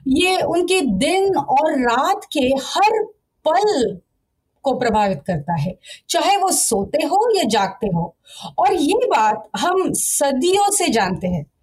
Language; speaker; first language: Hindi; non-native, local second language; Marathi